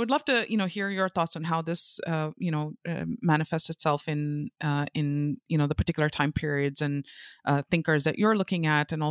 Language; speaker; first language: English; non-native, local second language; Urdu